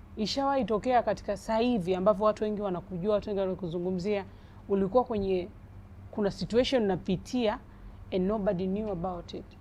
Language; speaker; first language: Swahili; native; Swahili